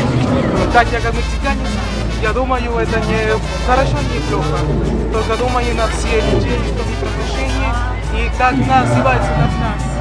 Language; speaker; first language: Russian; non-native, learner; Spanish